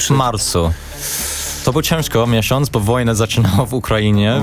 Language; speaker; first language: Polish; non-native, learner; English